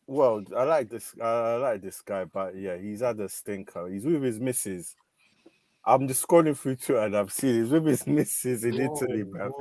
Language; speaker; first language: English; native; English